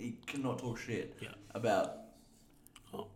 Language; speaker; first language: English; native; English